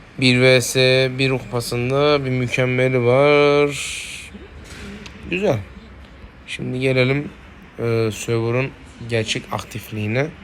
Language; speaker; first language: Turkish; native; Turkish